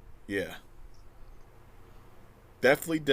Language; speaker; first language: English; native; English